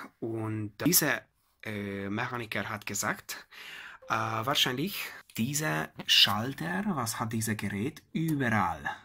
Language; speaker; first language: German; non-native, learner; Hungarian